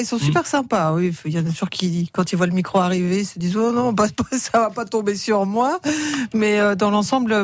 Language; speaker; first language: French; native; French